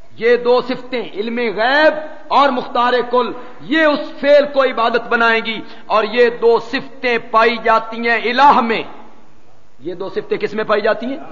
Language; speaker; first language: Urdu; non-native, local second language; Punjabi